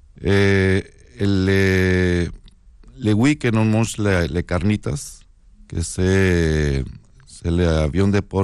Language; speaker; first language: French; non-native, learner; Spanish